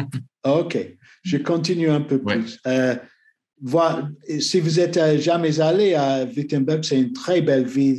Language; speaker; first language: French; non-native, learner; English